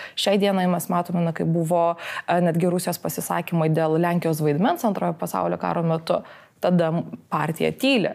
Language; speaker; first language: Lithuanian; non-native, local second language; Polish